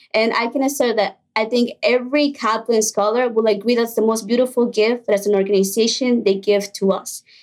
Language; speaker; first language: English; early bilingual, other home language; Spanish